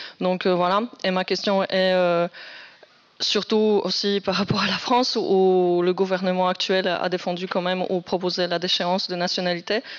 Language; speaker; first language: French; non-native, fluent; Polish